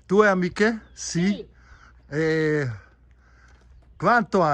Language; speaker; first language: Italian; non-native, learner; German